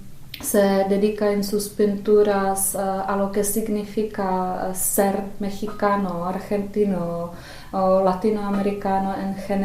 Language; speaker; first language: Spanish; non-native, fluent; Czech